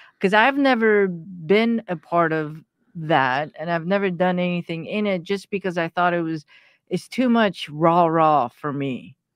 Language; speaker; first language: English; early bilingual, other home language; Persian